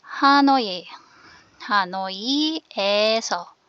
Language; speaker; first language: Korean; non-native, fluent; Filipino